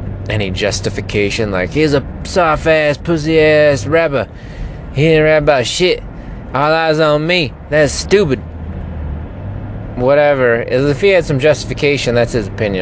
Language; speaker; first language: English; native; English